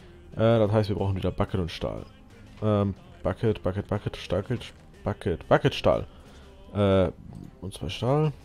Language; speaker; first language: German; native; German